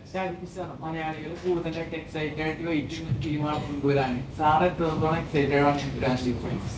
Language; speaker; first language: Malayalam; native; Malayalam